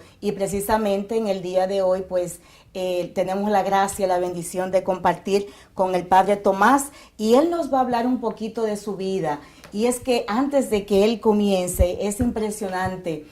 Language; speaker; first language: Spanish; native; Spanish